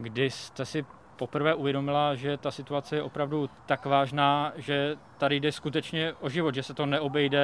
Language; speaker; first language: Czech; native; Czech